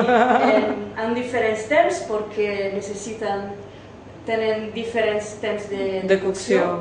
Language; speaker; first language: Catalan; non-native, learner; Italian